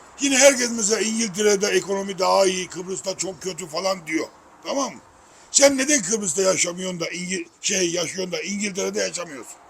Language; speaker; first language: Turkish; native; Turkish